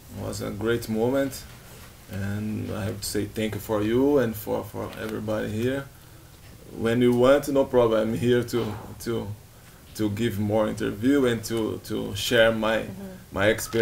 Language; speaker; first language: English; non-native, learner; Portuguese